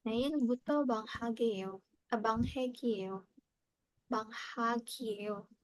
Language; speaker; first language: Korean; non-native, learner; Indonesian